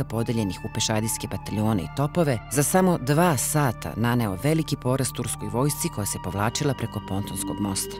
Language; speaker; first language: Serbian; native; Serbian